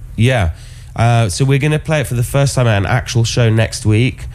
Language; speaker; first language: English; native; English